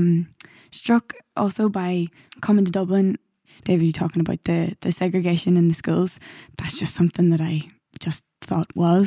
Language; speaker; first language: English; native; English